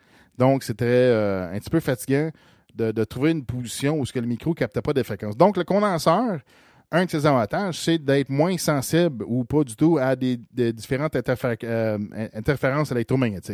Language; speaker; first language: French; native; French